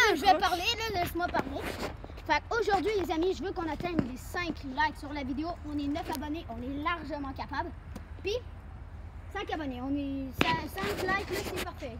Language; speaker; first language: French; native; French